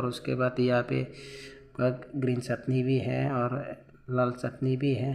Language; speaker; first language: Hindi; non-native, local second language; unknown